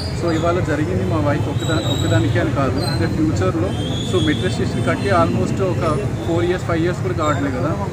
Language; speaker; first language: Telugu; native; Telugu